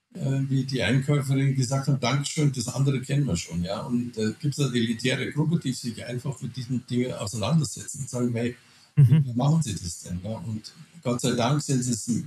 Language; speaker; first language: German; non-native, fluent; Danish